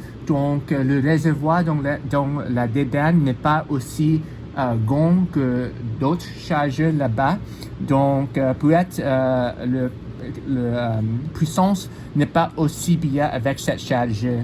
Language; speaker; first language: French; non-native, learner; English